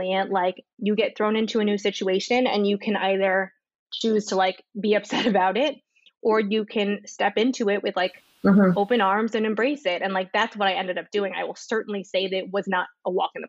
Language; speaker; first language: English; native; English